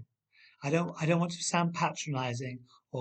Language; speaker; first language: English; native; English